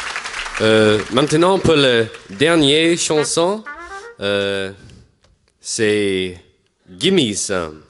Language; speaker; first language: French; non-native, learner; English